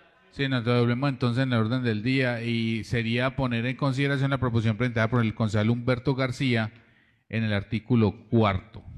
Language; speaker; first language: Spanish; native; Spanish